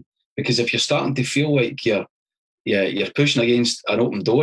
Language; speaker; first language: English; native; English